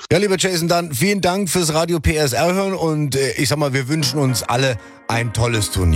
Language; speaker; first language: German; native; German